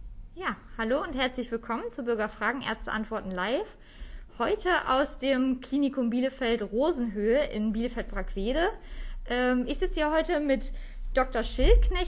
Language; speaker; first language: German; native; German